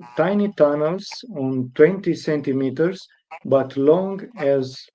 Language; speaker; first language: English; non-native, fluent; Romanian